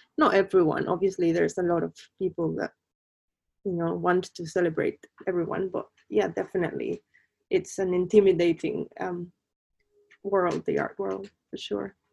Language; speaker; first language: English; non-native, fluent; Spanish